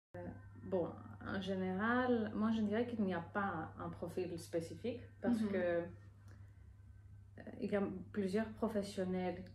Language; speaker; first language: French; non-native, fluent; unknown